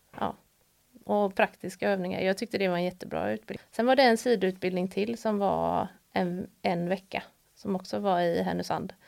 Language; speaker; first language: Swedish; native; Swedish